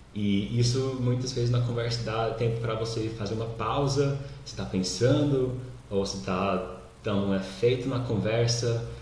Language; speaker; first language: Portuguese; non-native, fluent; English